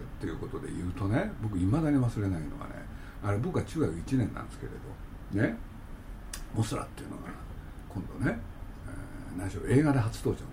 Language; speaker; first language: Japanese; native; Japanese